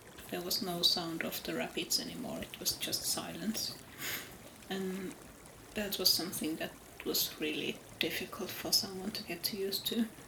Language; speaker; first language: English; non-native, fluent; Finnish